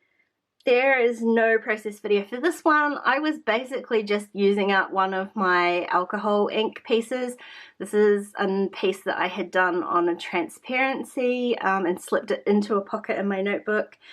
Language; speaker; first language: English; native; English